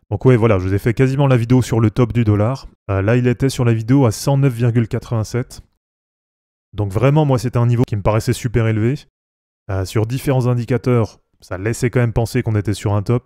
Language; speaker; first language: French; native; French